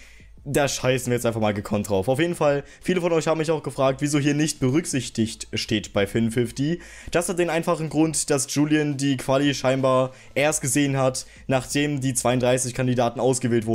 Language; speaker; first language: German; native; German